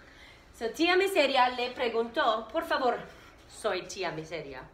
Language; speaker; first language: Spanish; non-native, fluent; English